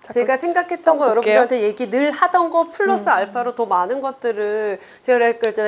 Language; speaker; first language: Korean; native; Korean